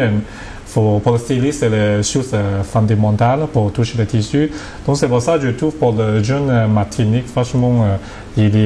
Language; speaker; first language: French; non-native, learner; Cantonese